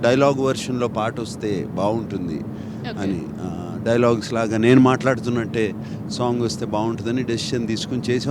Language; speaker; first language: Telugu; native; Telugu